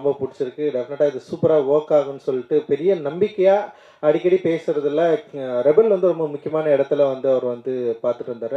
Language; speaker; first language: Tamil; native; Tamil